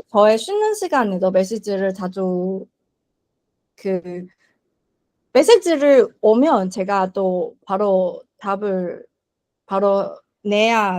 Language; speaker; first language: Korean; non-native, learner; Chinese